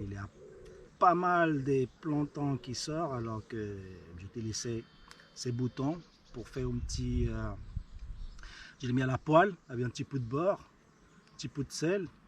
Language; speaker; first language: French; native; French